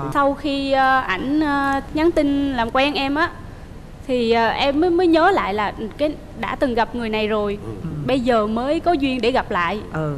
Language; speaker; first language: Vietnamese; native; Vietnamese